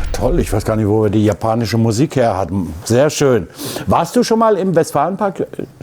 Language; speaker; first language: German; native; German